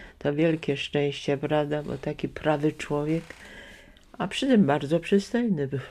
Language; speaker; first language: Polish; native; Polish